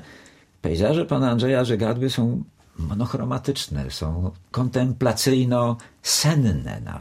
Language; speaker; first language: Polish; native; Polish